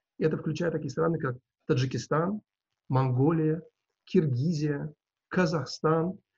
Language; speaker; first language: Russian; non-native, local second language; Uzbek